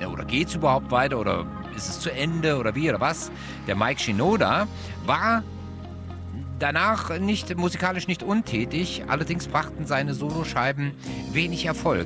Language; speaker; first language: German; native; German